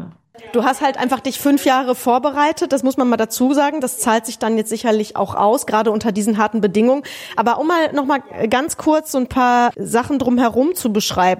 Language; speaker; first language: German; native; German